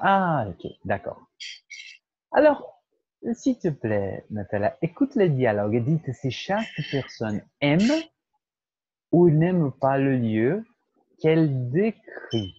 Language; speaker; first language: French; non-native, fluent; Portuguese